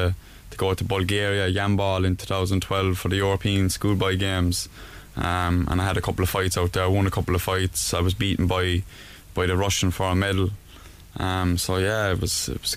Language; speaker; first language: English; native; English